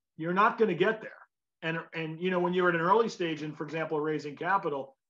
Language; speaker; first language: English; native; English